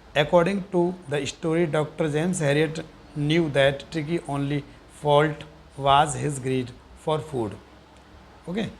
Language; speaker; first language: Hindi; native; Hindi